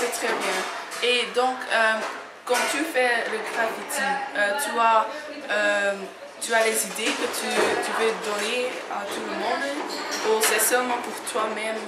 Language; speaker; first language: French; non-native, learner; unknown